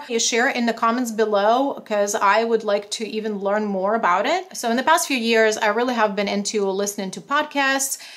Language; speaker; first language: English; non-native, fluent; Russian